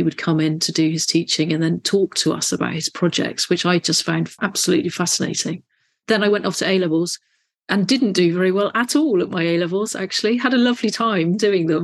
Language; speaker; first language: English; native; English